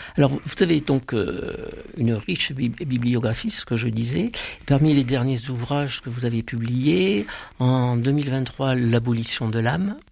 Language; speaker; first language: French; native; French